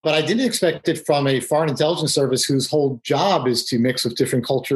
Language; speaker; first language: English; native; English